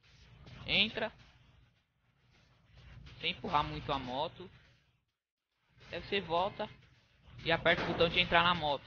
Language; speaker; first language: Portuguese; native; Portuguese